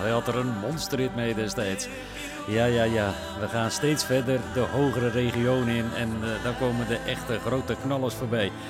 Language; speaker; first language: Dutch; native; Dutch